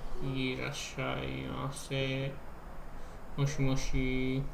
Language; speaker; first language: Japanese; non-native, learner; English